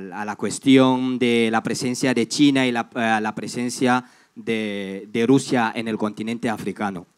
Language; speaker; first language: Spanish; non-native, fluent; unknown